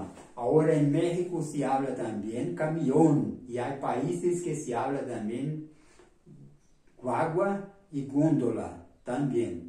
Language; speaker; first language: Spanish; non-native, fluent; Portuguese